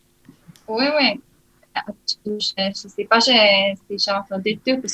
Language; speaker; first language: French; early bilingual, heritage; Hebrew